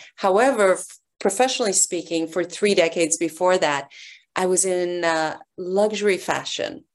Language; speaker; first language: English; early bilingual, other home language; Persian